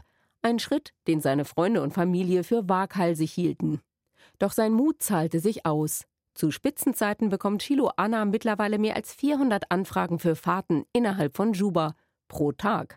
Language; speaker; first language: German; native; German